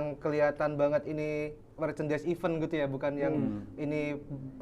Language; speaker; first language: Indonesian; native; Indonesian